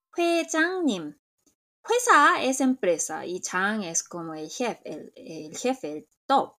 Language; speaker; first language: Spanish; non-native, fluent; Korean